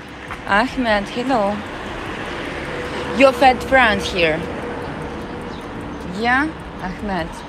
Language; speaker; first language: English; non-native, learner; Russian